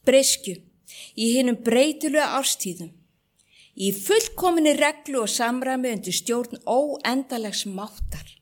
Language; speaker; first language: Icelandic; native; Icelandic